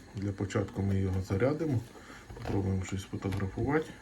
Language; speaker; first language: Ukrainian; native; Ukrainian